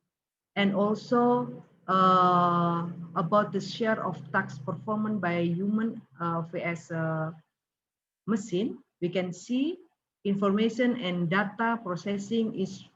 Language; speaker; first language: English; non-native, learner; Indonesian